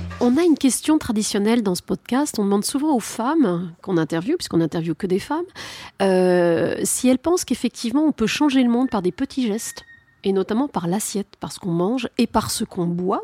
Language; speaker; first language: French; native; French